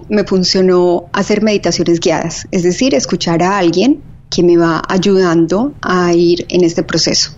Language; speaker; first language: Spanish; native; Spanish